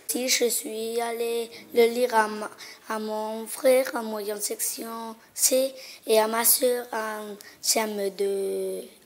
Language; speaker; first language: French; non-native, local second language; Spanish